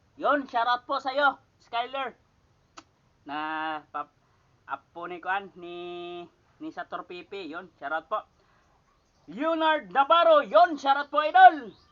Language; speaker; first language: Filipino; non-native, local second language; Cebuano